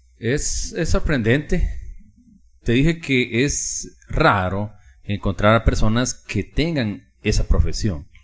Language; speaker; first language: Spanish; native; Spanish